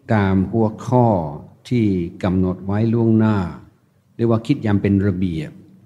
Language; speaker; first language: Thai; non-native, fluent; English